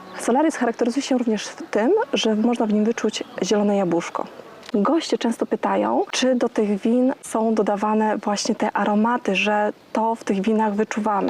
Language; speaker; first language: Polish; native; Polish